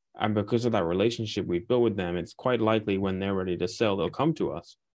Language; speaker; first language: English; native; English